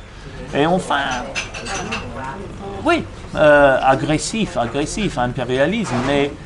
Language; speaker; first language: French; non-native, fluent; English